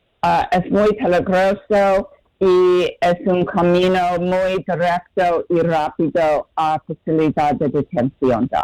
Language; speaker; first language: Spanish; non-native, fluent; English